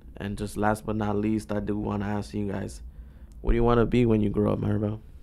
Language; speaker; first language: English; early bilingual, other home language; Spanish